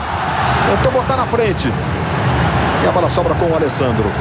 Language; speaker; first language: Portuguese; native; Portuguese